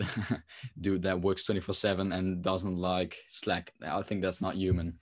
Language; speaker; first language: English; non-native, fluent; Dutch